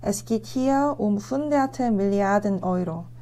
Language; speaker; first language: German; non-native, fluent; Korean